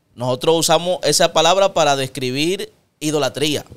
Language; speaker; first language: Spanish; native; Spanish